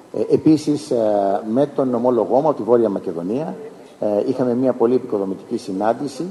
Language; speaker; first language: Greek; native; Greek